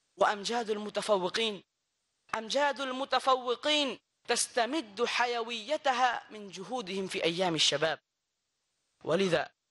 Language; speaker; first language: Arabic; non-native, fluent; Bangla